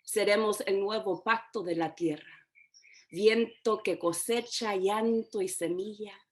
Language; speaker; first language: Spanish; early bilingual, heritage; Spanish